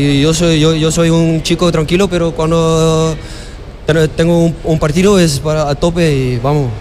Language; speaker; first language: Spanish; non-native, fluent; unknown